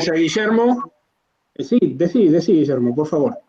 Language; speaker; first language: Spanish; native; Spanish